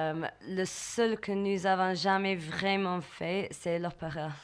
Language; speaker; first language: French; non-native, learner; English